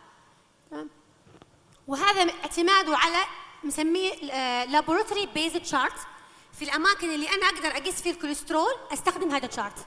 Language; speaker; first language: Arabic; native; Arabic